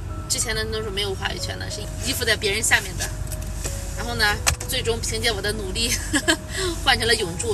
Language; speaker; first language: Chinese; native; Chinese